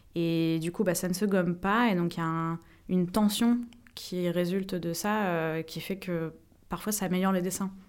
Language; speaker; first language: French; native; French